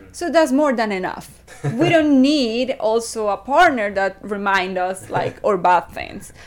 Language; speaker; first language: English; non-native, fluent; Spanish